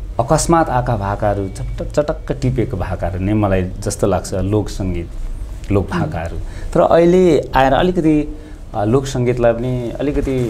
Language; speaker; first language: Nepali; non-native, local second language; Limbu